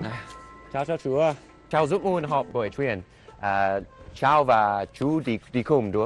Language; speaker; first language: Vietnamese; non-native, learner; English